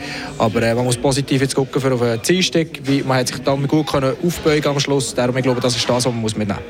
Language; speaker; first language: German; native; German